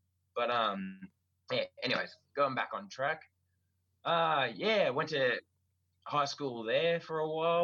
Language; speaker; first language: English; native; English